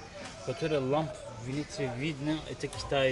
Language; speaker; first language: Russian; non-native, learner; Turkish